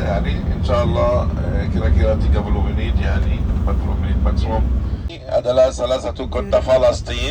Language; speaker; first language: Indonesian; non-native, fluent; Arabic